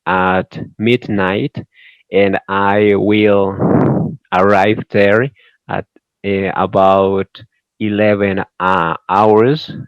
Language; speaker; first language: English; non-native, learner; Spanish